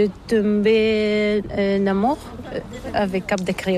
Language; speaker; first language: French; non-native, learner; Bulgarian